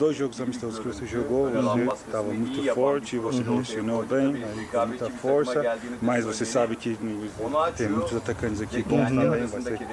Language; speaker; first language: Portuguese; non-native, fluent; Turkish